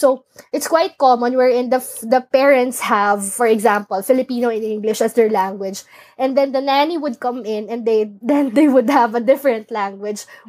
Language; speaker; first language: English; non-native, local second language; Filipino